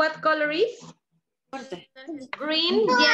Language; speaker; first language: English; non-native, learner; Spanish